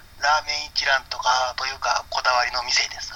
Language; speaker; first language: Japanese; native; Japanese